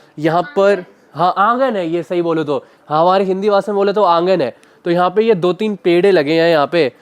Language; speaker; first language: Hindi; native; Hindi